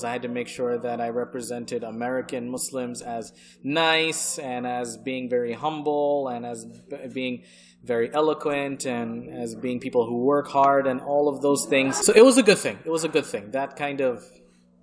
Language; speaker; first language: English; early bilingual, other home language; Bangla